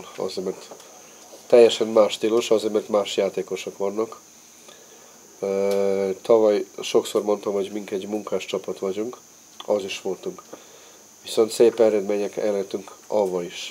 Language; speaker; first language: Hungarian; non-native, fluent; Serbian